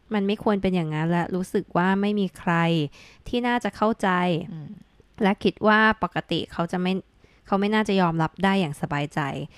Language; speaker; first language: Thai; native; Thai